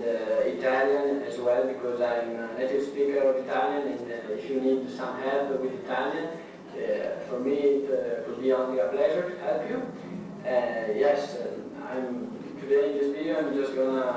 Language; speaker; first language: English; non-native, learner; Italian